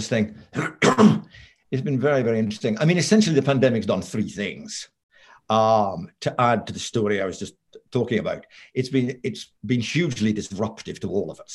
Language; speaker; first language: English; native; English